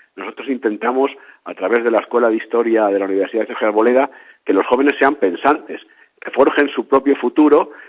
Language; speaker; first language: Spanish; native; Spanish